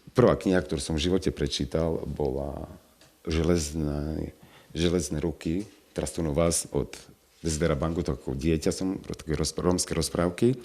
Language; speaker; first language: Slovak; non-native, local second language; Romany